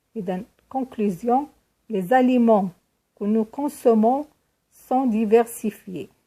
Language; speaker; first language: French; non-native, local second language; Arabic